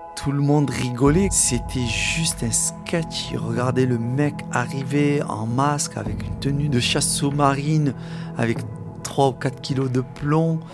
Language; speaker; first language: French; non-native, local second language; Arabic